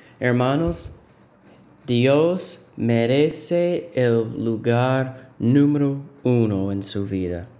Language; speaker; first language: Spanish; non-native, fluent; English